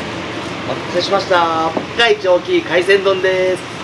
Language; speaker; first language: Japanese; native; Japanese